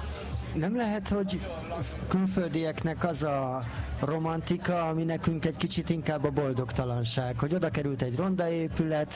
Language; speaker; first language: Hungarian; native; Hungarian